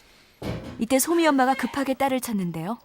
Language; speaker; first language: Korean; native; Korean